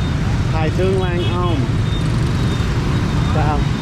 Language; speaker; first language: Vietnamese; non-native, learner; English